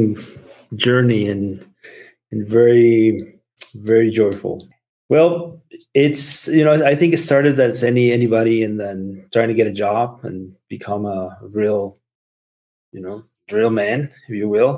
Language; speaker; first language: English; non-native, fluent; Spanish